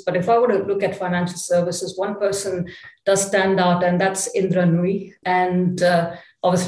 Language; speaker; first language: English; non-native, local second language; Tamil